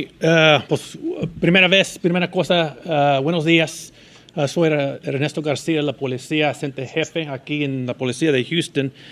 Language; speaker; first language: Spanish; early bilingual, heritage; Spanish